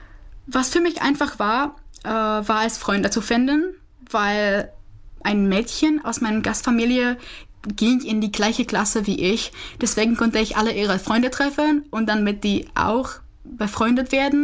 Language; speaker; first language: German; non-native, fluent; Czech